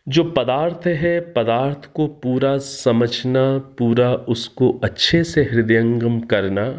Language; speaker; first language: Hindi; native; Hindi